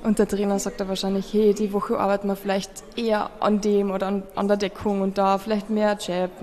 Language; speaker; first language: German; native; German